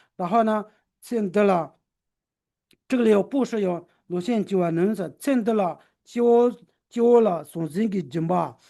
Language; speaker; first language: Chinese; non-native, local second language; Tibetan